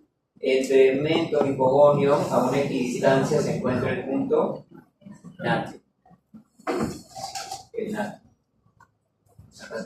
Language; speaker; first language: Spanish; native; Spanish